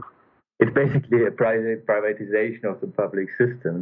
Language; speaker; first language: English; non-native, fluent; German